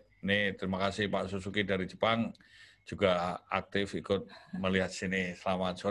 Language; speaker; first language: Indonesian; native; Indonesian